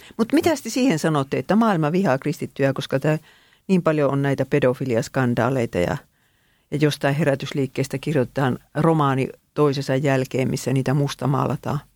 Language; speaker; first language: Finnish; native; Finnish